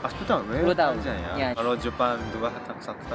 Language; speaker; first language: Indonesian; non-native, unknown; Japanese